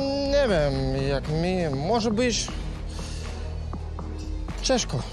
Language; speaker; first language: Polish; non-native, learner; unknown